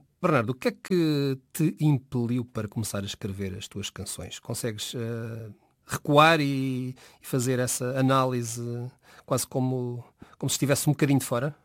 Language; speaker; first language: Portuguese; native; Portuguese